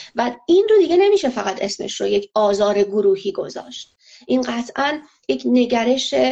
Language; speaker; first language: Persian; non-native, local second language; Azerbaijani